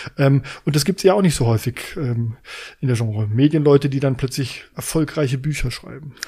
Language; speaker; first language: German; native; German